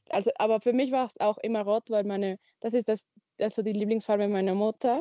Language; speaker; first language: German; non-native, learner; Spanish